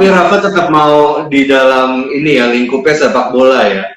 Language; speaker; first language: Indonesian; native; Indonesian